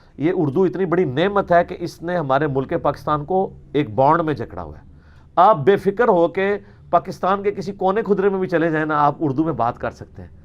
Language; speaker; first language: Urdu; native; Urdu